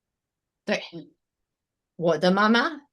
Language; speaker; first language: Chinese; non-native, fluent; English